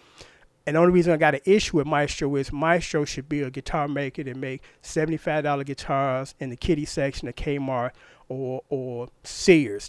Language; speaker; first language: English; native; English